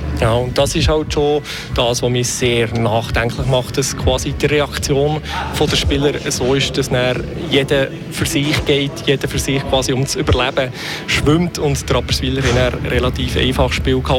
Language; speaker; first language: German; native; German